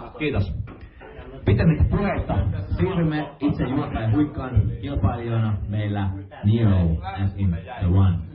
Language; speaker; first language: Finnish; native; Finnish